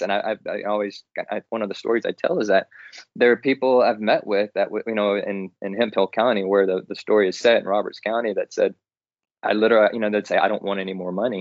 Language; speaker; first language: English; native; English